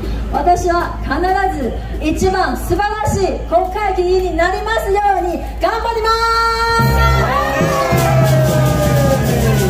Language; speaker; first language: Japanese; non-native, learner; Chinese